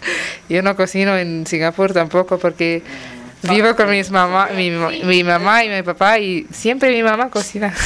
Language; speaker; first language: Spanish; non-native, learner; Tamil